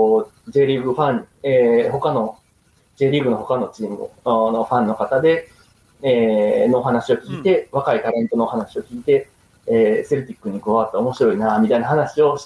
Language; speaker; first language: Japanese; native; Japanese